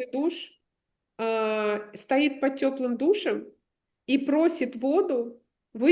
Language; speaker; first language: Russian; native; Russian